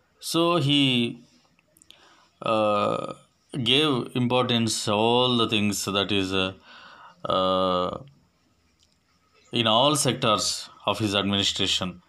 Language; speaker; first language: English; non-native, local second language; Telugu